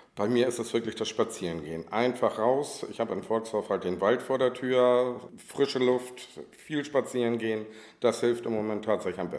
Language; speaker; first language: German; native; German